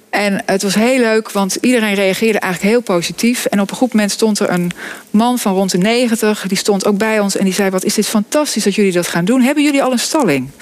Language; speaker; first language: Dutch; native; Dutch